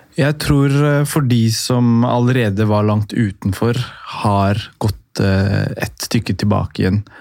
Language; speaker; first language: Norwegian; early bilingual, other home language; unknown